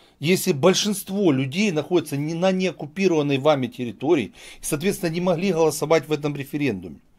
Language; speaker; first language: Russian; native; Russian